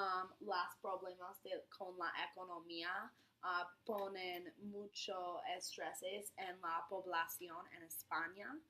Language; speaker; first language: Spanish; non-native, learner; English